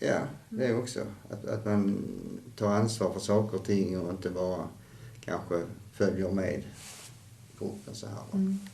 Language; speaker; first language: Swedish; native; Swedish